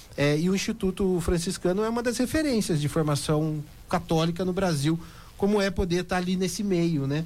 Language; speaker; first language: Portuguese; native; Portuguese